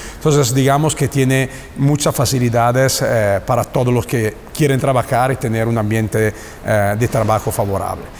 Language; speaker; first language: Spanish; non-native, fluent; Italian